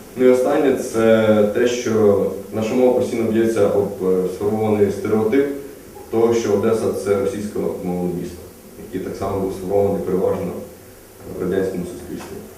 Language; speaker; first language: Ukrainian; native; Ukrainian